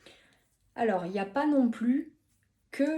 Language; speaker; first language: French; native; French